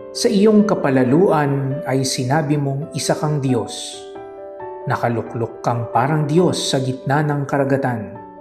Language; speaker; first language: Filipino; native; Filipino